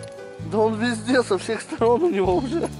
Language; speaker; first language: Russian; native; Russian